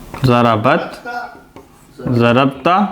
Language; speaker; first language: Arabic; non-native, fluent; Urdu